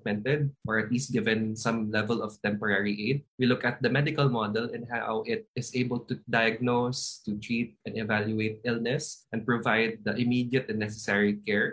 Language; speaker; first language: English; non-native, local second language; Hiligaynon